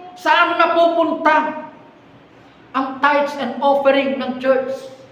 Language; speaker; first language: Filipino; non-native, local second language; Iloko